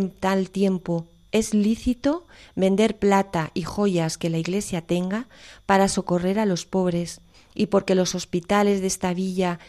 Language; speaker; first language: Spanish; native; Spanish